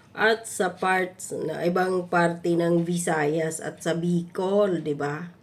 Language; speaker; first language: Filipino; non-native, local second language; Cebuano